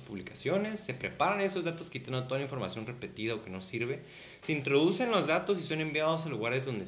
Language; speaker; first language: Spanish; native; Spanish